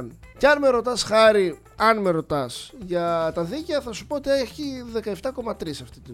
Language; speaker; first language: Greek; native; Greek